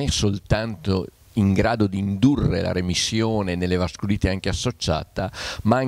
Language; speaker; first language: Italian; native; Italian